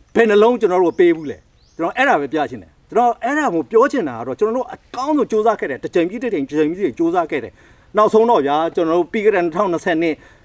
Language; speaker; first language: Burmese; non-native, local second language; S'gaw Karen